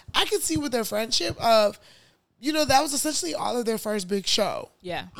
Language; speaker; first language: English; native; English